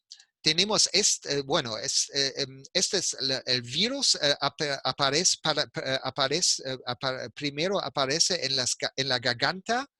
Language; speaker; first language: Spanish; non-native, fluent; German